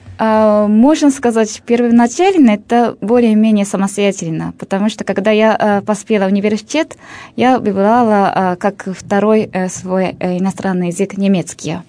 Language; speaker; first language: Russian; non-native, fluent; Japanese